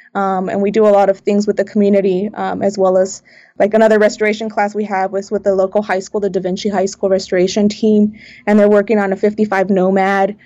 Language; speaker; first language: English; native; English